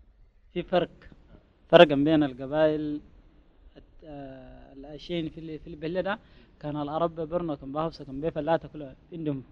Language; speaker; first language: Arabic; native; Arabic